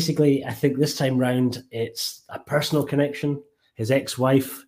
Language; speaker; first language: English; native; English